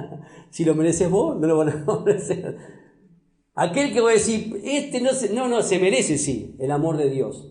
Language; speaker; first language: Spanish; native; Spanish